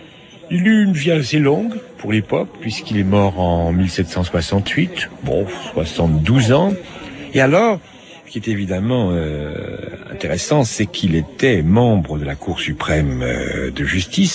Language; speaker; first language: French; native; French